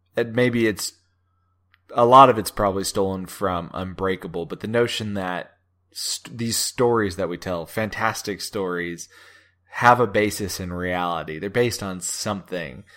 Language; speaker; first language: English; native; English